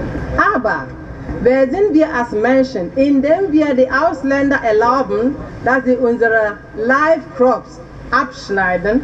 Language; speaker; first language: German; non-native, learner; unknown